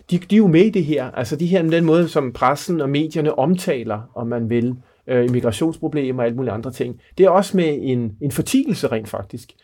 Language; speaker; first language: Danish; native; Danish